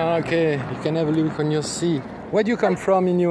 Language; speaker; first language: English; non-native, learner; French